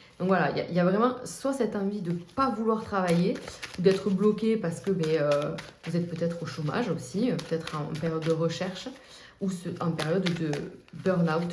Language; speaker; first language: French; native; French